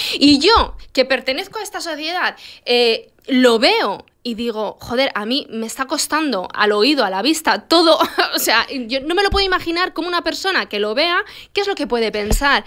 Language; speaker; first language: Spanish; early bilingual, other home language; Arabic